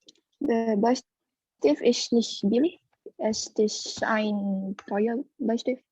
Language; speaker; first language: German; non-native, learner; Indonesian